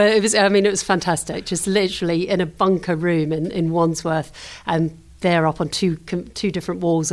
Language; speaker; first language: English; native; English